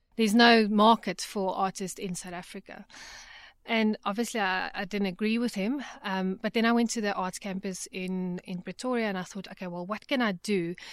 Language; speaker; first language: English; native; English